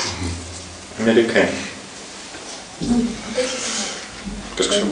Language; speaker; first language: French; non-native, learner; Russian